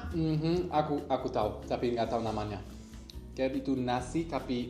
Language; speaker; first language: Indonesian; non-native, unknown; German